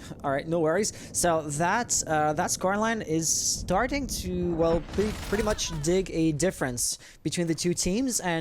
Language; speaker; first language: English; non-native, local second language; French